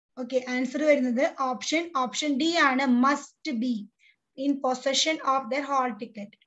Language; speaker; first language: English; non-native, local second language; Malayalam